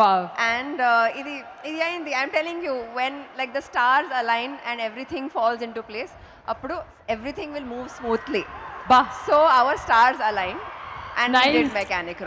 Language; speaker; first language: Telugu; non-native, fluent; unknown